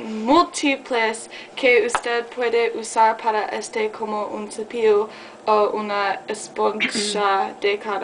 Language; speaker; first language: Spanish; non-native, learner; English